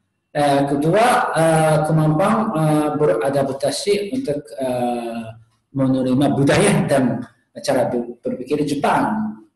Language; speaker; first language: Indonesian; non-native, learner; Japanese